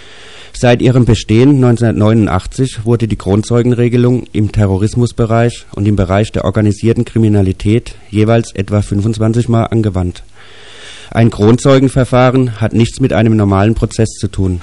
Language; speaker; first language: German; native; German